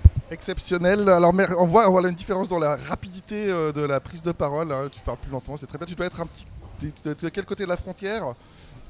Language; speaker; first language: French; native; French